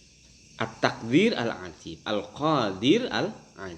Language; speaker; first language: Arabic; non-native, fluent; Indonesian